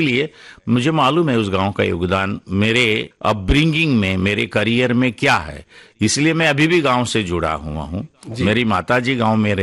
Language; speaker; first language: Hindi; non-native, local second language; Marathi